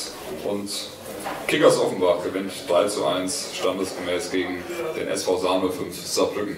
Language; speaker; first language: German; native; German